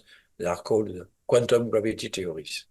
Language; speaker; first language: English; non-native, fluent; French